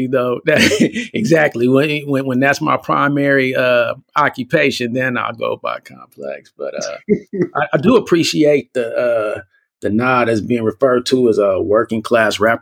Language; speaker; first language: English; native; English